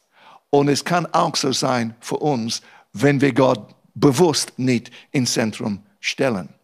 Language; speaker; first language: German; non-native, fluent; English